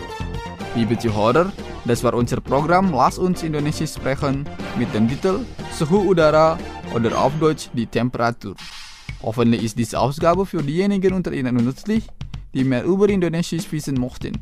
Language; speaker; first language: German; non-native, fluent; Indonesian